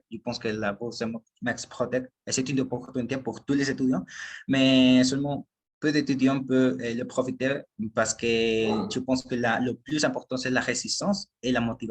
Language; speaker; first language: French; non-native, learner; Spanish